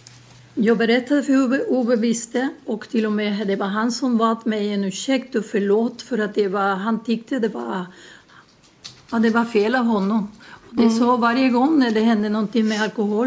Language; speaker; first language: Swedish; non-native, fluent; Spanish